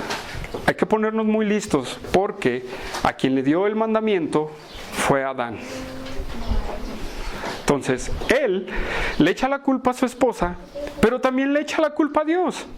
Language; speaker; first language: Spanish; native; Spanish